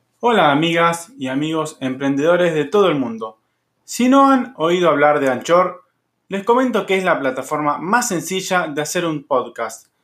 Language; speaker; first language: Spanish; native; Spanish